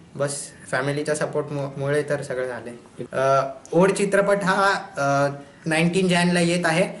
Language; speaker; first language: Marathi; non-native, local second language; Hindi